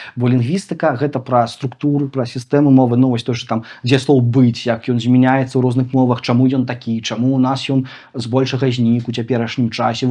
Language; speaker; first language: Belarusian; non-native, local second language; Russian